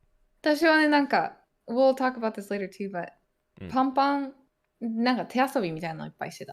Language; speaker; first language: Japanese; native; Japanese